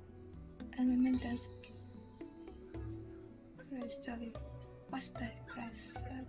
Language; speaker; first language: English; non-native, learner; Vietnamese